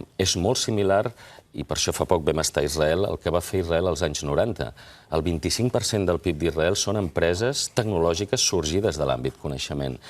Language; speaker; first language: Catalan; native; Catalan